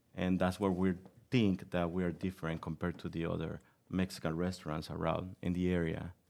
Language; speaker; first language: English; non-native, fluent; Spanish